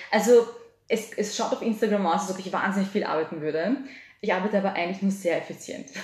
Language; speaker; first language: German; early bilingual, other home language; Serbian